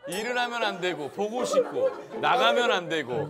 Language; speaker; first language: Korean; native; Korean